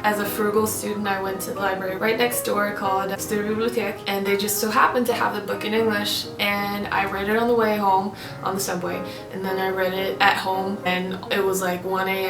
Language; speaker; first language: English; non-native, fluent; Swedish